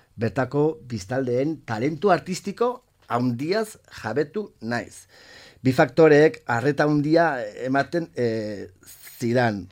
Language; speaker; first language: Basque; non-native, local second language; Spanish